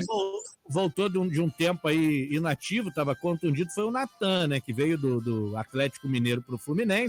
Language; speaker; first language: Portuguese; native; Portuguese